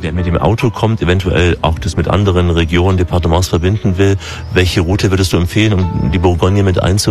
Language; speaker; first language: German; native; German